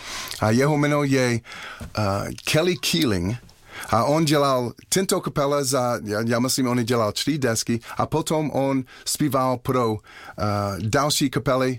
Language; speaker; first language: Czech; non-native, learner; English